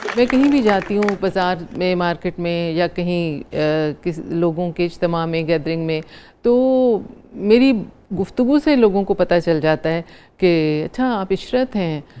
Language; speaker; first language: Urdu; non-native, local second language; Punjabi